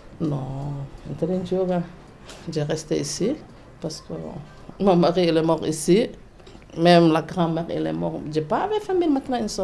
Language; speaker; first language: French; non-native, learner; Somali